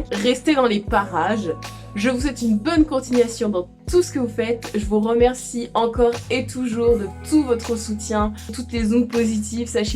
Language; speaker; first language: French; native; French